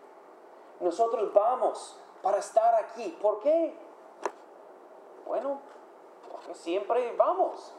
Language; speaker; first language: Spanish; non-native, fluent; English